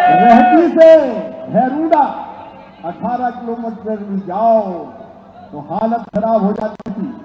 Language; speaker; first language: Hindi; native; Hindi